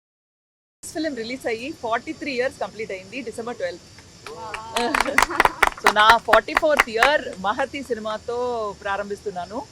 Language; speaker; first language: Telugu; non-native, local second language; Tamil